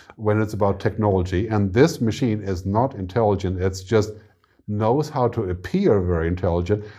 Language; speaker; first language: English; non-native, fluent; German